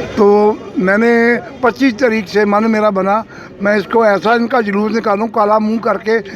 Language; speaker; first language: Hindi; non-native, local second language; Punjabi